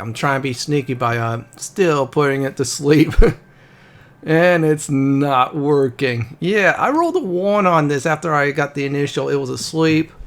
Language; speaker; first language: English; native; English